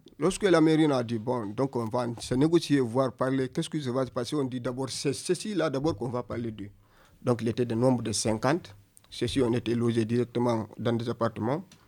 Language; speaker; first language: French; non-native, local second language; Fula